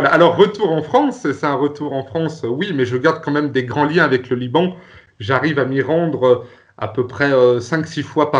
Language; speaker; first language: French; native; French